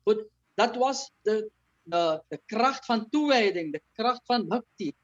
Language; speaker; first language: Dutch; non-native, local second language; Caribbean Hindustani